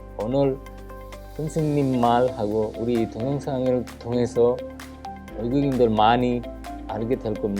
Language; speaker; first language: Korean; non-native, fluent; Bangla